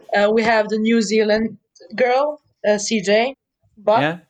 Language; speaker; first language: English; non-native, fluent; Serbian